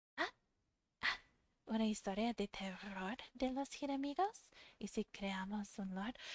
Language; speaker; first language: Spanish; non-native, fluent; English